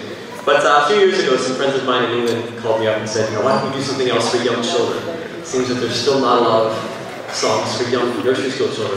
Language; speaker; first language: English; native; English